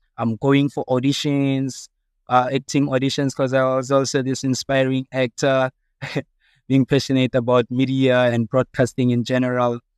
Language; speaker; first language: English; non-native, local second language; Southern Sotho